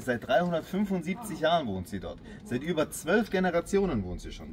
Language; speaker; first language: German; native; German